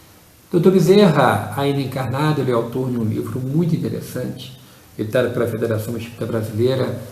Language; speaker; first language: Portuguese; native; Portuguese